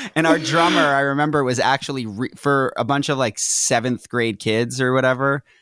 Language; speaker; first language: English; native; English